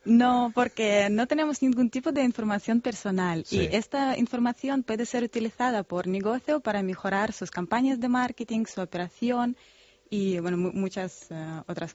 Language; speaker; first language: Spanish; non-native, fluent; Bulgarian